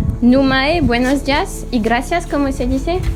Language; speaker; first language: Spanish; non-native, learner; French